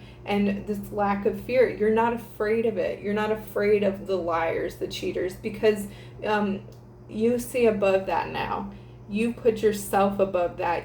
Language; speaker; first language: English; native; English